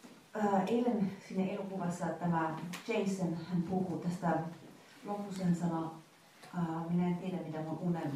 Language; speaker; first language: Finnish; non-native, fluent; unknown